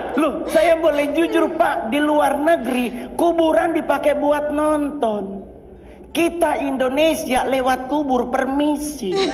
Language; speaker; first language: Indonesian; native; Indonesian